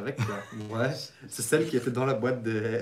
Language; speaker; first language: French; native; French